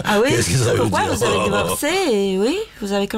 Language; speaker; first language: French; non-native, learner; Russian